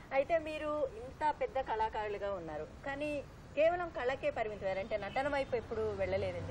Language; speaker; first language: Telugu; native; Telugu